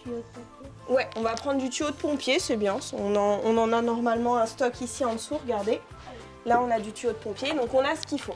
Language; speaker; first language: French; native; French